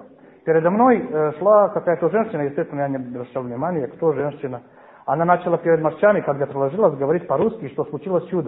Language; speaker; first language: Russian; non-native, fluent; Serbian